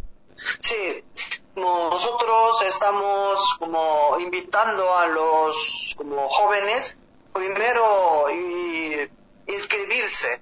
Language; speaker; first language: Spanish; non-native, learner; Korean